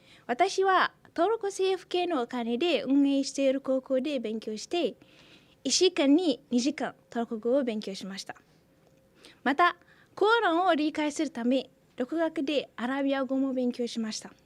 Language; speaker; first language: Japanese; non-native, fluent; Hausa